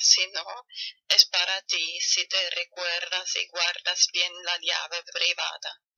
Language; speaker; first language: Spanish; non-native, learner; German